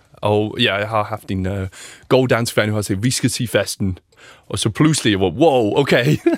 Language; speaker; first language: Danish; non-native, learner; English